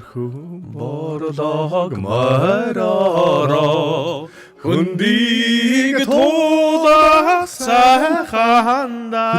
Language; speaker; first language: Mongolian; native; Mongolian